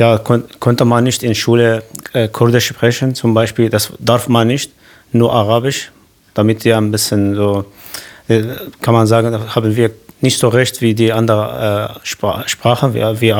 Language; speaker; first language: German; non-native, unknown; Kurdish